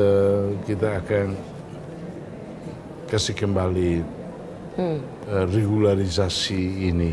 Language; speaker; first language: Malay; non-native, fluent; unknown